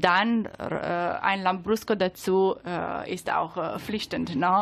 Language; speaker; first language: German; non-native, learner; Italian